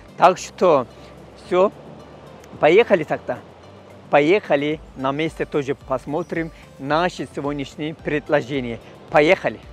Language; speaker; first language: Russian; non-native, learner; Turkish